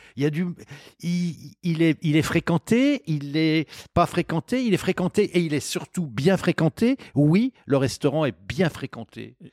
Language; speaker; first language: French; native; French